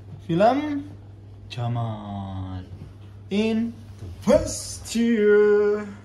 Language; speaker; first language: English; non-native, learner; Indonesian